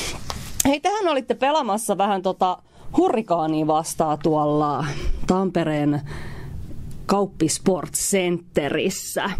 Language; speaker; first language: Finnish; native; Finnish